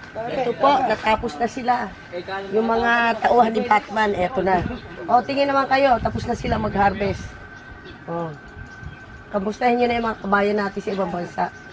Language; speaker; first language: Filipino; native; Filipino